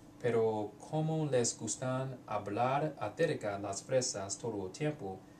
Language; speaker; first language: Spanish; non-native, learner; English